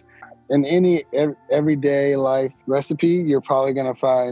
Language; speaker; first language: English; native; English